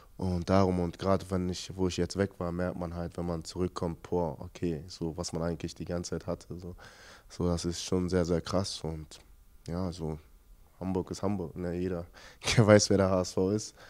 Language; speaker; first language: German; native; German